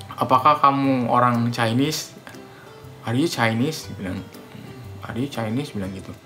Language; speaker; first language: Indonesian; native; Indonesian